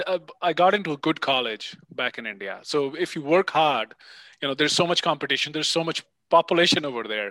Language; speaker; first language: English; non-native, local second language; Punjabi